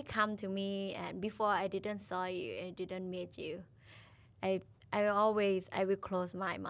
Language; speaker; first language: English; non-native, learner; Thai